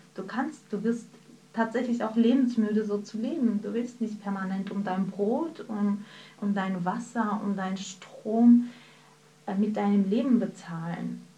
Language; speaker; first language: German; early bilingual, other home language; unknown